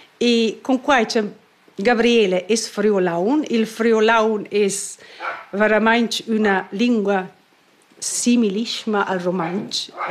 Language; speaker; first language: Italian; non-native, fluent; Romansh